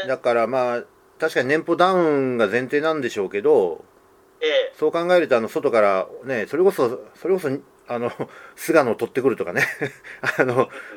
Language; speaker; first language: Japanese; native; Japanese